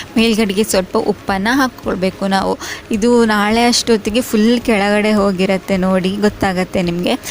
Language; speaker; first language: Kannada; non-native, local second language; Tulu